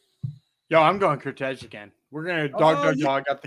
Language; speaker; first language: English; native; English